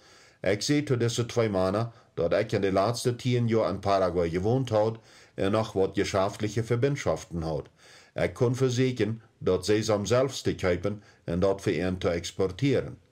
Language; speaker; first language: German; early bilingual, heritage; Plautdietsch